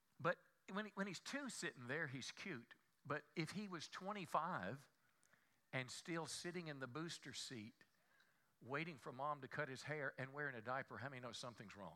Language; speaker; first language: English; native; English